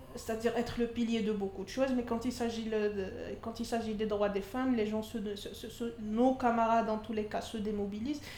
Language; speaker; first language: French; non-native, local second language; Arabic